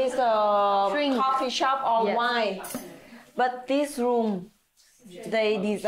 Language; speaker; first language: English; non-native, learner; Vietnamese